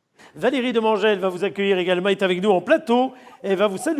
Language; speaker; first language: French; native; French